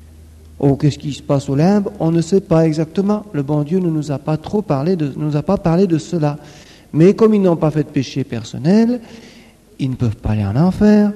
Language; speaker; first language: French; native; French